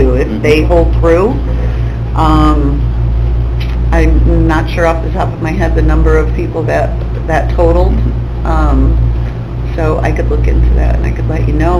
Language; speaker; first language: English; native; English